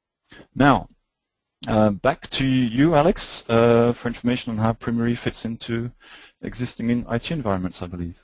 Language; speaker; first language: English; native; English